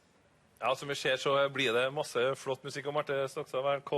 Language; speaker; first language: Norwegian; native; Norwegian